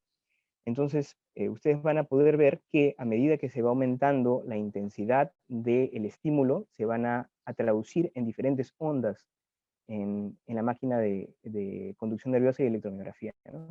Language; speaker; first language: Spanish; native; Spanish